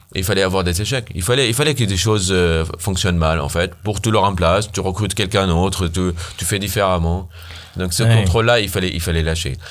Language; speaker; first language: French; non-native, fluent; Arabic